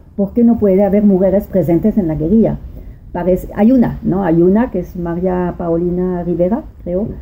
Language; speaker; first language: Spanish; non-native, fluent; French